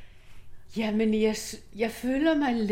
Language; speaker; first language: Danish; non-native, fluent; Greek